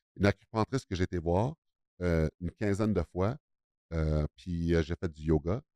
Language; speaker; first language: French; native; French